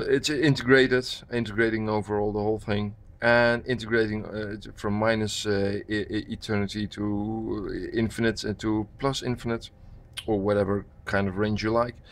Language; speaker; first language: English; non-native, fluent; Dutch